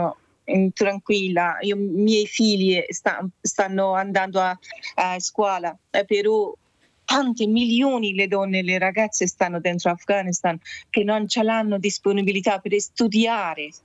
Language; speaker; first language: Italian; non-native, learner; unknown